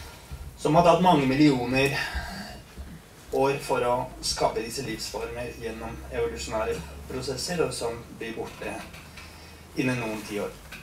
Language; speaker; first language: Norwegian; non-native, fluent; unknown